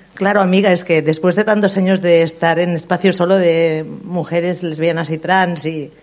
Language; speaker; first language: Spanish; non-native, local second language; Catalan